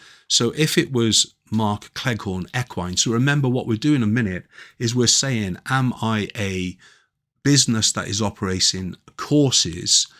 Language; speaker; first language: English; native; English